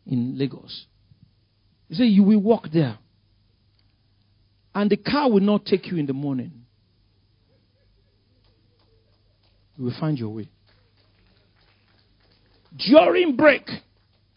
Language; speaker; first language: English; non-native, local second language; Yoruba